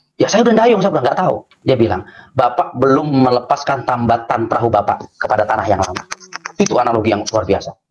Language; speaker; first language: Indonesian; native; Indonesian